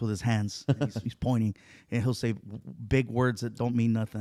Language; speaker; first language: English; early bilingual, other home language; Spanish